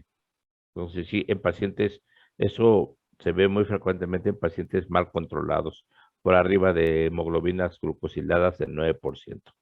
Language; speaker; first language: Spanish; native; Spanish